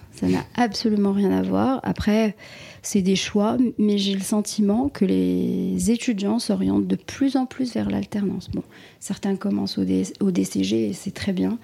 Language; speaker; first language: French; non-native, local second language; Arabic